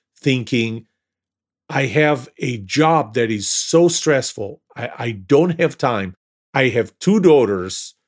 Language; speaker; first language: English; non-native, fluent; Hebrew